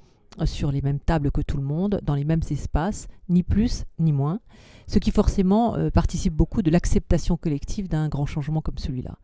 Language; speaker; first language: French; native; French